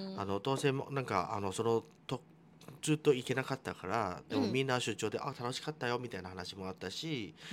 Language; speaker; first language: Japanese; non-native, fluent; Chinese